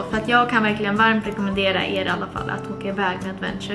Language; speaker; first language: Swedish; native; Swedish